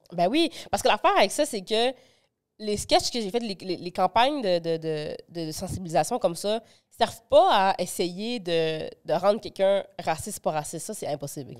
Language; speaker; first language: French; early bilingual, other home language; Spanish